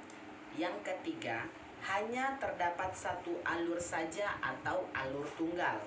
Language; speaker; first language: Indonesian; native; Indonesian